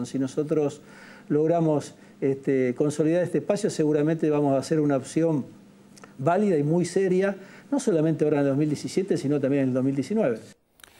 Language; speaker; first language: Spanish; native; Spanish